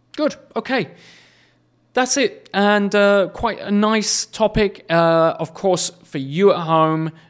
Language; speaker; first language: English; native; English